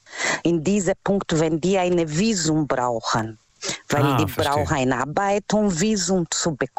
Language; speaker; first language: German; non-native, learner; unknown